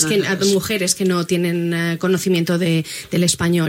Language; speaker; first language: Spanish; native; Spanish